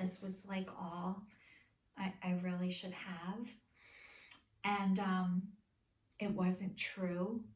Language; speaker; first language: English; native; English